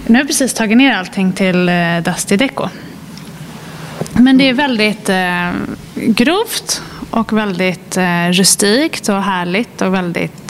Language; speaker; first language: Swedish; native; Swedish